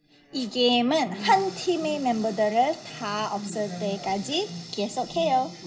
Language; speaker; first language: Korean; non-native, learner; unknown